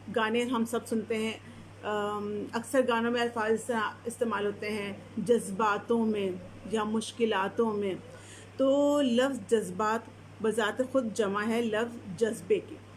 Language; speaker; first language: Urdu; native; Urdu